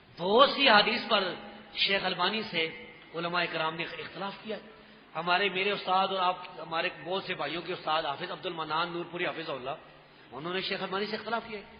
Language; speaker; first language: Urdu; non-native, local second language; Pashto